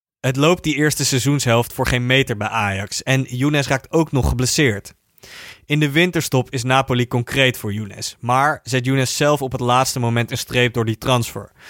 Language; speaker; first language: Dutch; native; Dutch